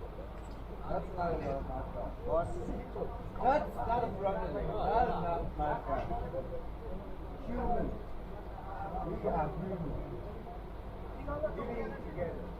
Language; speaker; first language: English; non-native, learner; Chinese